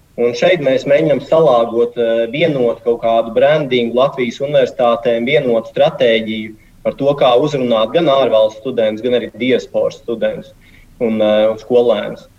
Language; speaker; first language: Latvian; native; Latvian